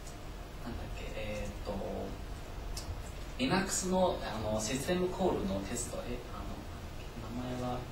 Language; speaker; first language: Japanese; non-native, fluent; Chinese